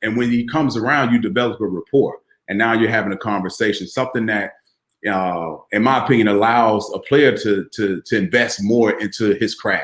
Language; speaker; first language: English; native; English